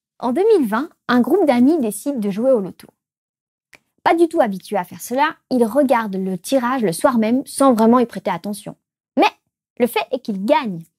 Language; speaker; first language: French; native; French